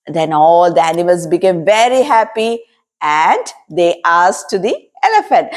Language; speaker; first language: English; non-native, local second language; Malayalam